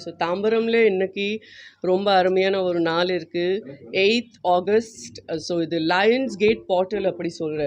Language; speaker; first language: Tamil; non-native, fluent; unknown